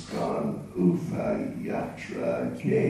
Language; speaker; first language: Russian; non-native, learner; English